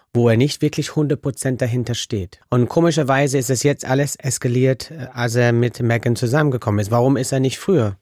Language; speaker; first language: German; non-native, fluent; English